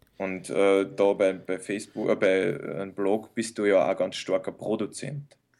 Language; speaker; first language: German; early bilingual, other home language; Bosnian